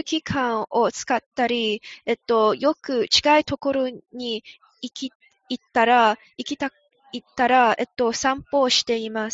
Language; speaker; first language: Japanese; non-native, learner; English